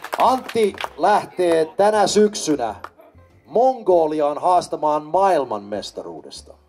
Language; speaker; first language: Finnish; early bilingual, heritage; Finnish